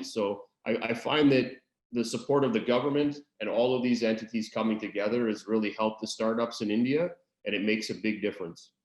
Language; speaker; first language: English; native; English